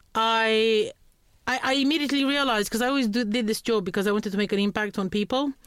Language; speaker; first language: English; non-native, fluent; Romanian